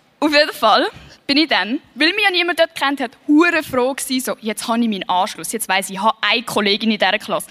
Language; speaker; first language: German; early bilingual, other home language; Swiss German